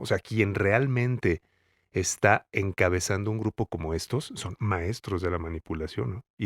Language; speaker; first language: Spanish; native; Spanish